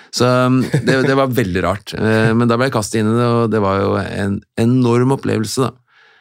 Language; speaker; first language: Norwegian; native; Norwegian